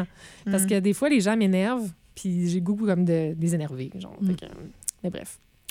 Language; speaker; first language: French; native; French